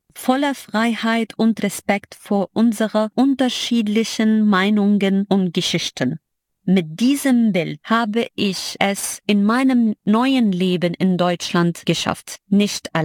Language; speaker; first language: German; non-native, fluent; Arabic